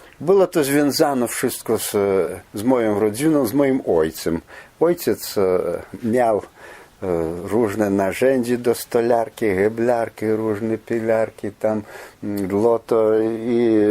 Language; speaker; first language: Polish; non-native, fluent; Belarusian